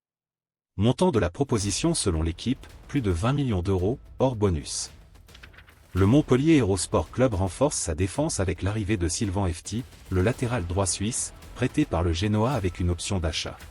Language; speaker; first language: French; native; French